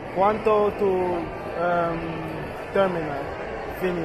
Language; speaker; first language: Spanish; non-native, learner; English